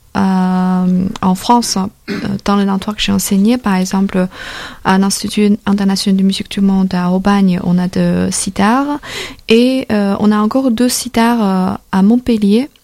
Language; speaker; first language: French; non-native, fluent; Chinese